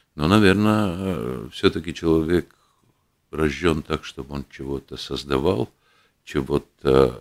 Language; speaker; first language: Russian; non-native, local second language; Latvian